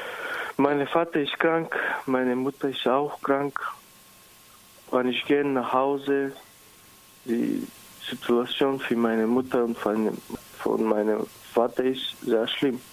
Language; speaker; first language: German; non-native, learner; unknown